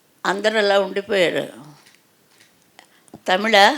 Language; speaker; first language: Telugu; native; Telugu